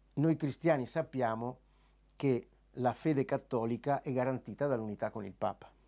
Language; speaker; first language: Italian; native; Italian